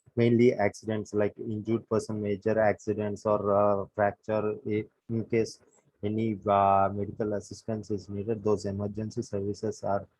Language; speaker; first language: English; non-native, local second language; Telugu